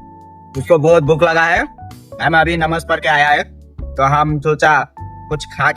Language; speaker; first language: Hindi; non-native, local second language; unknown